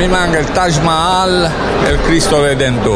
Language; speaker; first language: Italian; native; Italian